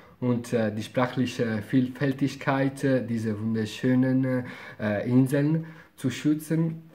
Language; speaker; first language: German; non-native, fluent; Italian